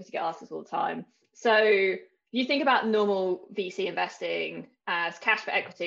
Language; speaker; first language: English; native; English